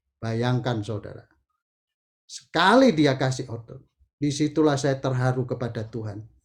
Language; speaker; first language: Indonesian; native; Indonesian